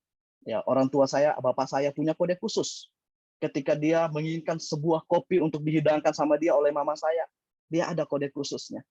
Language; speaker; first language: Indonesian; native; Indonesian